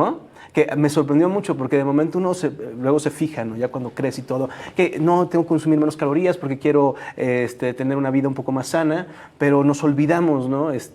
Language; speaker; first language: Spanish; native; Spanish